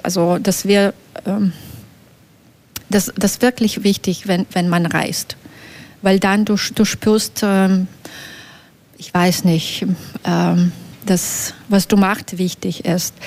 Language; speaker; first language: German; non-native, fluent; Belarusian